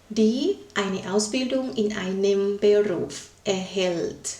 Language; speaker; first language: German; non-native, learner; Thai